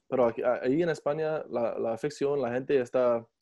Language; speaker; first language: Spanish; non-native, learner; English